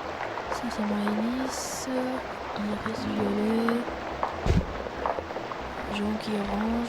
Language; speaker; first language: French; non-native, fluent; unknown